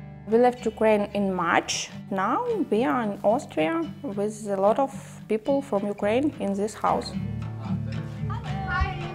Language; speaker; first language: English; non-native, learner; Ukrainian